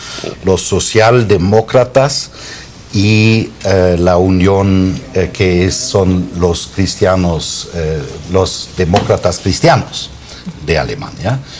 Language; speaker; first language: Spanish; non-native, fluent; German